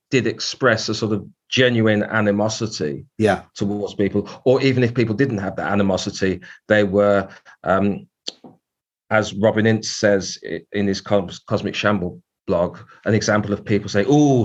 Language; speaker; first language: English; native; English